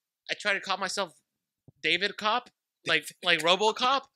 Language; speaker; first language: English; early bilingual, other home language; Spanish